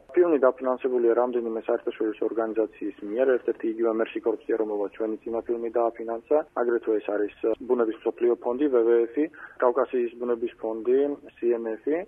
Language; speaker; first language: Georgian; native; Georgian